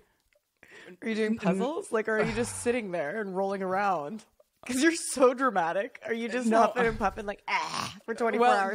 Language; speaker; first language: English; native; English